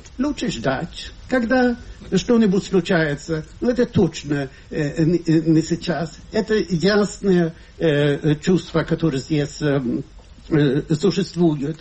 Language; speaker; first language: Russian; non-native, fluent; Swedish